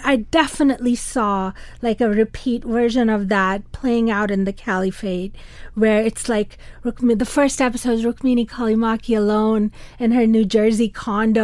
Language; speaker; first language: English; non-native, local second language; Urdu